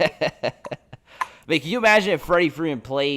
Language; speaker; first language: English; native; English